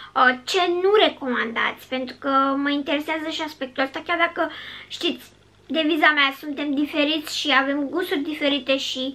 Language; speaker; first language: Romanian; native; Romanian